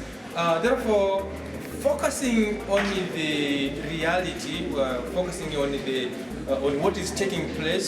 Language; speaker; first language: English; non-native, local second language; Swahili